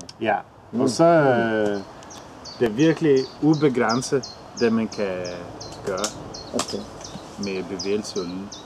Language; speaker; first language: Danish; non-native, fluent; Spanish